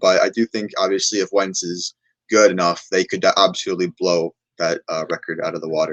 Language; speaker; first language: English; native; English